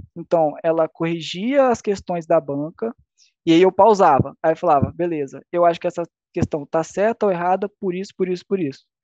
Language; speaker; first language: Portuguese; native; Portuguese